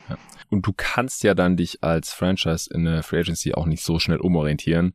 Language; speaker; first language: German; native; German